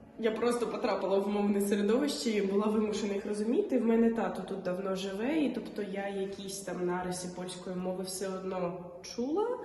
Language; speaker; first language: Ukrainian; non-native, local second language; Russian